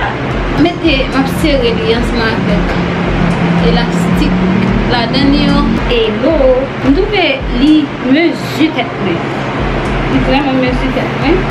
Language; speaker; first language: French; non-native, local second language; Haitian Creole